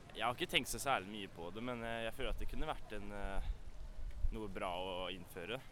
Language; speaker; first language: Norwegian; native; Norwegian